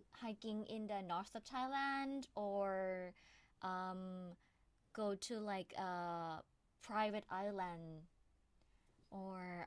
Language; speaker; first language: English; non-native, fluent; Thai